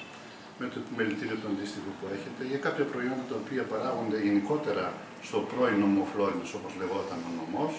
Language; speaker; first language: Greek; native; Greek